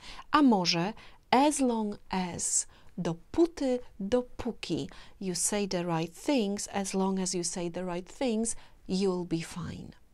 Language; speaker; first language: English; non-native, fluent; Polish